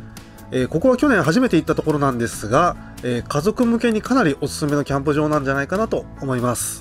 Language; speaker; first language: Japanese; native; Japanese